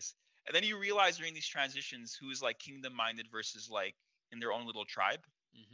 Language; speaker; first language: English; native; English